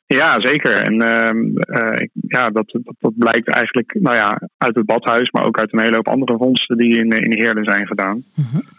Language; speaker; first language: Dutch; native; Dutch